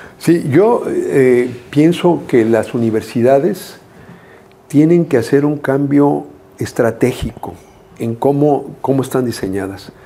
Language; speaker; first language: Spanish; native; Spanish